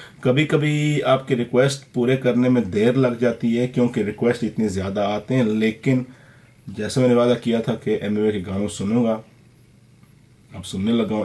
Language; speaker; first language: Urdu; early bilingual, other home language; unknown